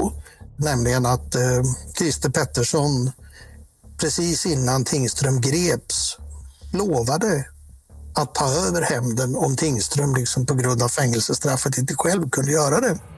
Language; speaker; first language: Swedish; native; Swedish